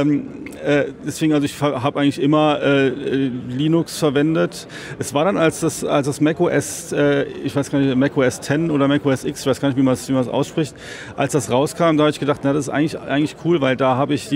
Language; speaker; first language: German; native; German